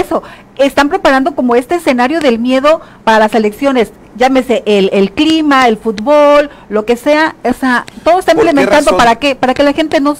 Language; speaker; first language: Spanish; native; Spanish